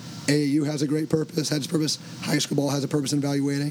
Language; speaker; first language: English; native; English